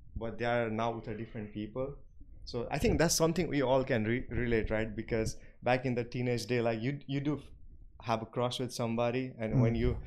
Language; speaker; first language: English; non-native, local second language; Nepali